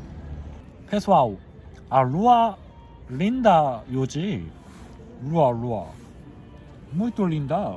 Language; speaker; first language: Portuguese; non-native, learner; Korean